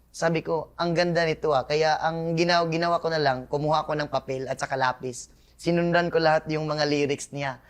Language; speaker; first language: Filipino; non-native, local second language; Cebuano